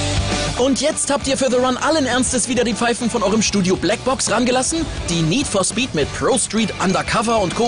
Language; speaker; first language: German; native; German